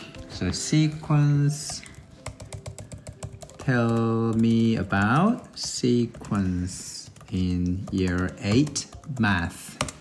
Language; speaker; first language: English; non-native, fluent; Korean